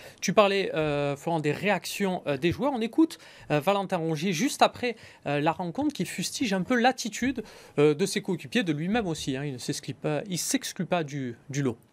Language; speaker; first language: French; native; French